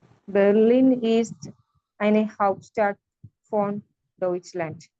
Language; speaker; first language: German; non-native, learner; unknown